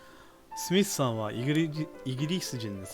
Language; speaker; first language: Japanese; non-native, learner; English